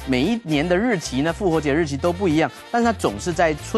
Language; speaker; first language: Chinese; native; Chinese